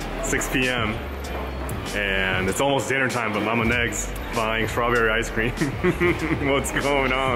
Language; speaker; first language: English; early bilingual, other home language; Japanese